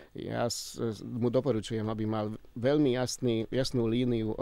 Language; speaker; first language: Slovak; non-native, local second language; Hungarian